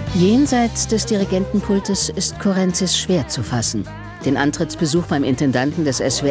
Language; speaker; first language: German; native; German